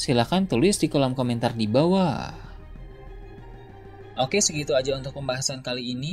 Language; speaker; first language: Indonesian; native; Indonesian